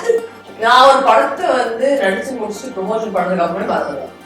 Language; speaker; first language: Tamil; native; Tamil